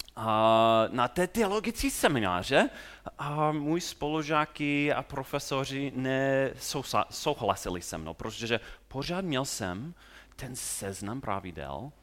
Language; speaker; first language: Czech; non-native, fluent; English